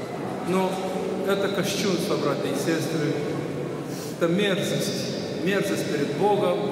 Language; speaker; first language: Russian; non-native, local second language; Ukrainian